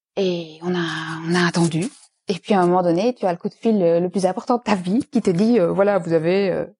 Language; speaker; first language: French; native; French